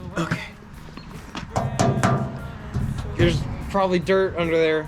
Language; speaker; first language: English; native; English